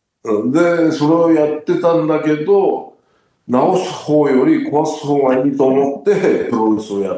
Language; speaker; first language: Japanese; native; Japanese